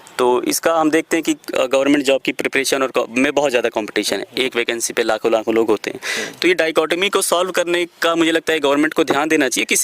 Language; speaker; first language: Hindi; native; Hindi